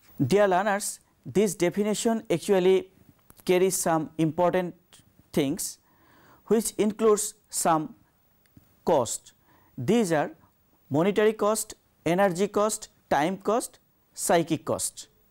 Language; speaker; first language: English; non-native, local second language; Bangla